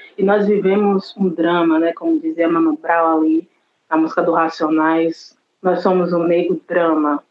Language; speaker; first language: Portuguese; native; Portuguese